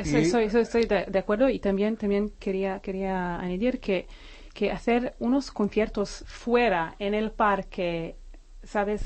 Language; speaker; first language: Spanish; non-native, fluent; Hebrew